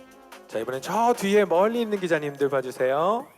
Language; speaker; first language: Korean; native; Korean